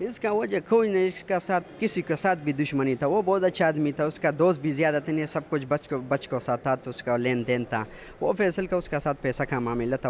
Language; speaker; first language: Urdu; non-native, local second language; Pashto